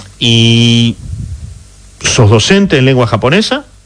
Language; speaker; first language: Spanish; native; Spanish